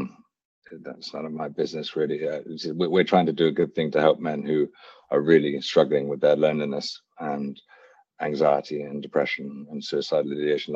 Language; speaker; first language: English; native; English